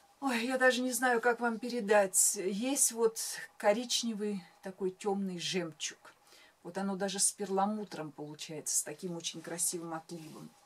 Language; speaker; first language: Russian; native; Russian